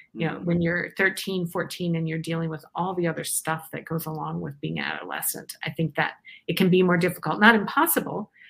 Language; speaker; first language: English; native; English